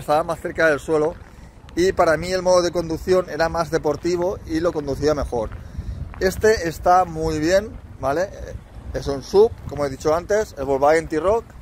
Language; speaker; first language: Spanish; native; Spanish